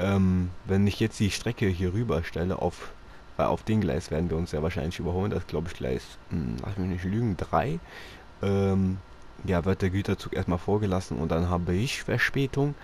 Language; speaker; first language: German; native; German